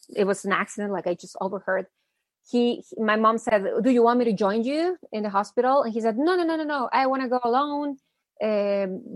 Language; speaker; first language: English; early bilingual, other home language; Spanish